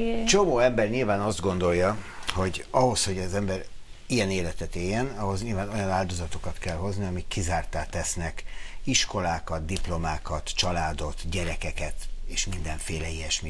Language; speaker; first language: Hungarian; native; Hungarian